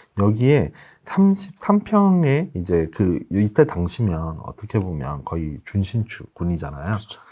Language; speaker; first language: Korean; native; Korean